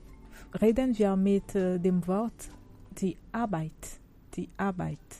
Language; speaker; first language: German; non-native, fluent; French